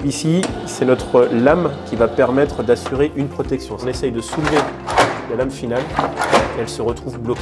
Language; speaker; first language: French; native; French